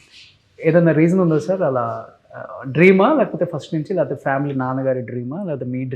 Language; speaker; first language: Telugu; native; Telugu